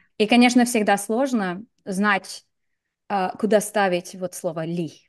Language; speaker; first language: Russian; non-native, fluent; English